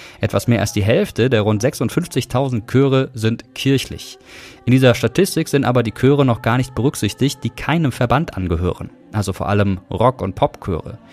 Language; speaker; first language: German; native; German